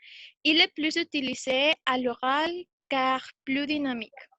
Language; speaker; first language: French; non-native, learner; Spanish